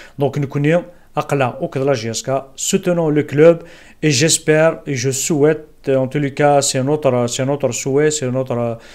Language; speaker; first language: French; non-native, local second language; Kabyle